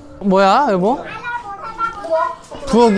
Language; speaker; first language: Korean; native; Korean